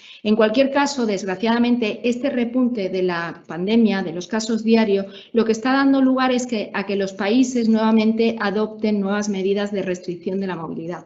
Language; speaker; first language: Spanish; native; Spanish